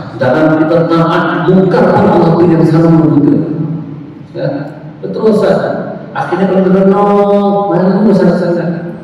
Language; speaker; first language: Malay; native; Malay